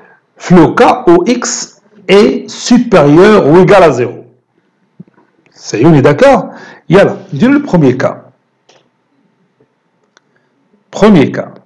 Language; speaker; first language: French; non-native, local second language; Arabic